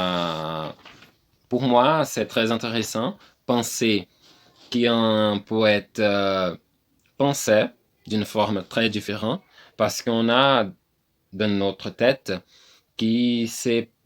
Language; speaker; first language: French; non-native, learner; Portuguese